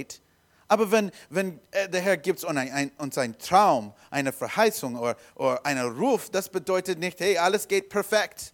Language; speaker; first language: German; non-native, learner; English